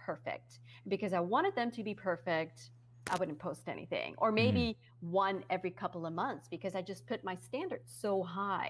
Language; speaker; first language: English; non-native, fluent; Dutch